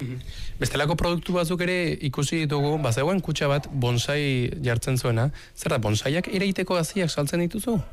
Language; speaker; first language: Basque; native; Basque